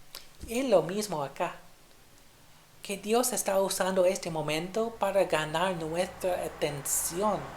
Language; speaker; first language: Spanish; non-native, fluent; English